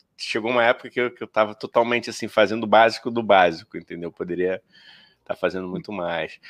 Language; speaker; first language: Portuguese; native; Portuguese